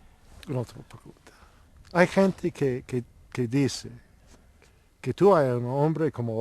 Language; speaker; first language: Spanish; non-native, learner; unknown